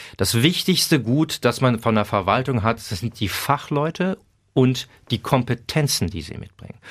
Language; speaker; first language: German; native; German